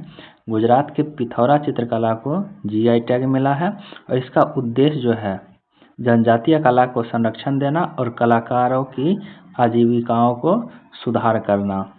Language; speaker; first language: Hindi; native; Hindi